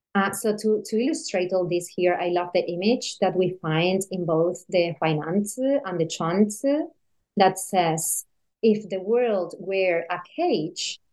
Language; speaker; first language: English; non-native, fluent; Spanish